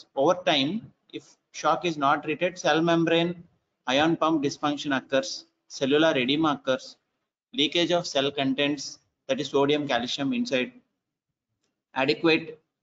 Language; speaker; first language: English; non-native, local second language; Telugu